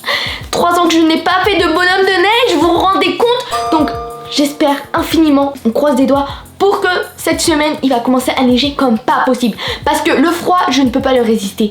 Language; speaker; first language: French; native; French